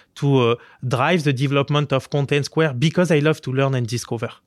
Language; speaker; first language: English; non-native, fluent; French